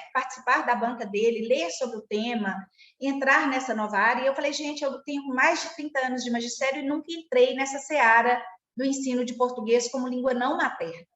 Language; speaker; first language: Portuguese; native; Portuguese